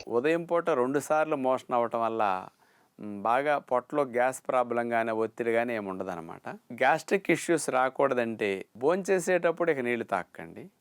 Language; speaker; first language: Telugu; native; Telugu